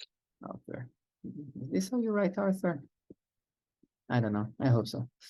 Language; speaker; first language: English; non-native, fluent; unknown